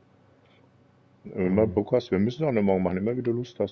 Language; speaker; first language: German; native; German